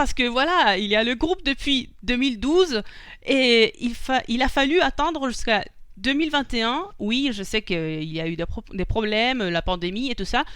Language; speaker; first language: French; non-native, fluent; Spanish